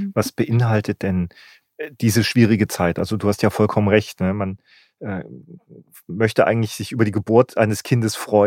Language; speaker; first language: German; native; German